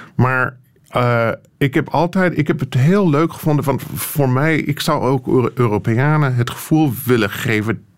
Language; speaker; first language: Dutch; non-native, fluent; English